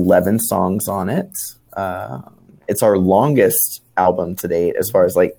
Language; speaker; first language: English; native; English